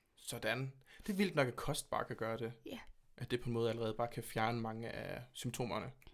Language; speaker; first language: Danish; native; Danish